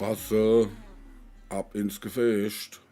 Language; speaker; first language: German; native; German